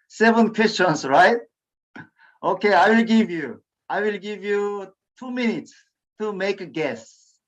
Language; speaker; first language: English; non-native, fluent; Korean